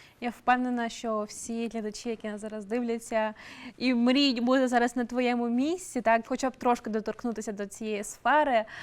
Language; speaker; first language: Ukrainian; native; Ukrainian